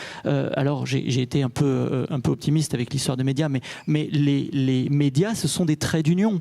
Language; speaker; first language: French; native; French